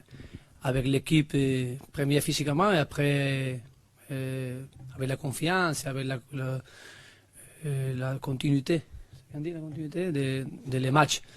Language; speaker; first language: French; non-native, learner; Spanish